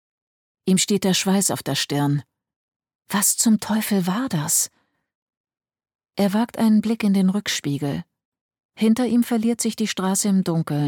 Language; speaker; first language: German; native; German